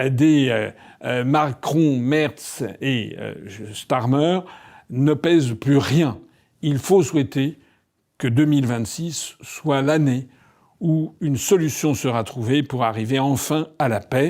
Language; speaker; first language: French; native; French